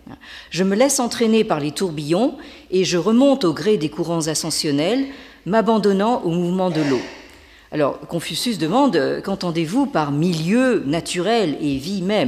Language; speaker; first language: French; native; French